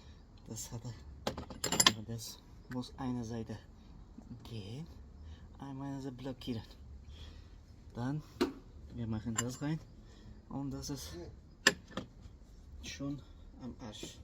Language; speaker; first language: German; non-native, learner; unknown